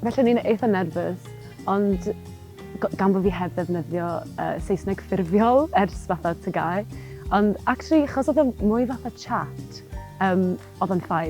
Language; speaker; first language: Welsh; native; Welsh